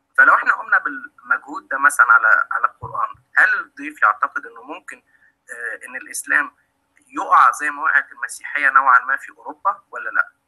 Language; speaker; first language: Arabic; native; Arabic